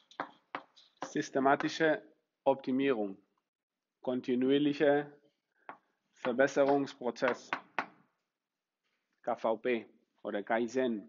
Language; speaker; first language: German; non-native, fluent; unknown